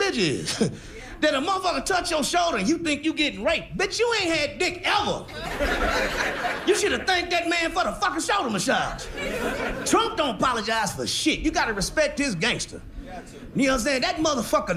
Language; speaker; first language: English; native; English